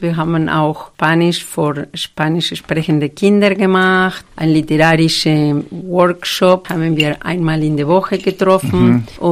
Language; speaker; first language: German; non-native, fluent; Spanish